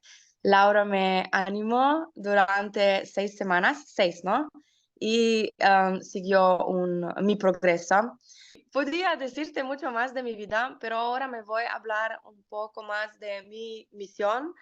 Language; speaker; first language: Spanish; non-native, learner; Slovenian